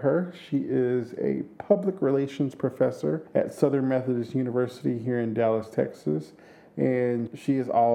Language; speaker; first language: English; native; English